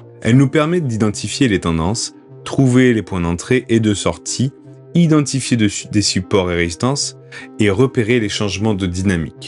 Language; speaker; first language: French; native; French